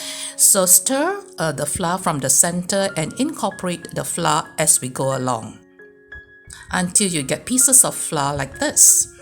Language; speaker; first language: English; native; English